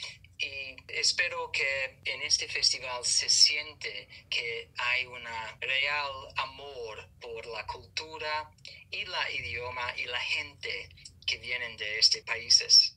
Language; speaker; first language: Spanish; non-native, fluent; English